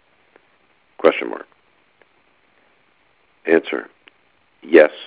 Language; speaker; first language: English; native; English